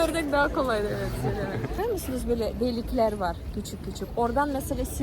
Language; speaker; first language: Turkish; non-native, fluent; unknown